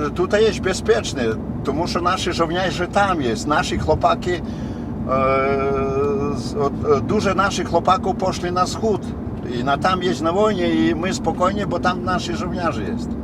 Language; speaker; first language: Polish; non-native, learner; Ukrainian